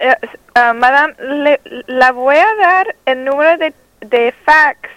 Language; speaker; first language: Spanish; non-native, learner; English